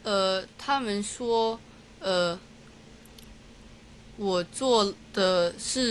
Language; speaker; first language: Chinese; non-native, local second language; Cantonese